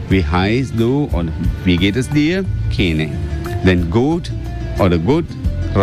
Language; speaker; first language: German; non-native, learner; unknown